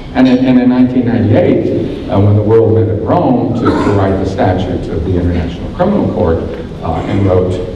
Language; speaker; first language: English; native; English